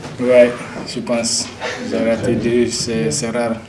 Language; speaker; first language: French; non-native, fluent; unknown